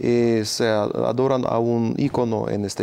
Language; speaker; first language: Spanish; non-native, fluent; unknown